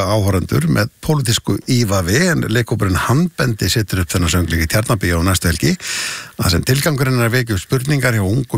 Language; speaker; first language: Icelandic; native; Icelandic